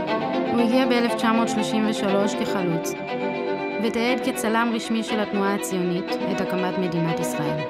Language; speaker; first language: Hebrew; native; Hebrew